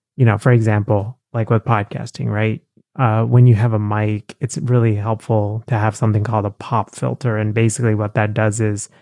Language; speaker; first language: English; early bilingual, other home language; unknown